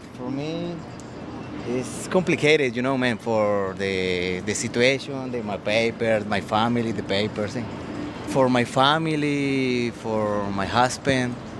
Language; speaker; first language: English; non-native, learner; Spanish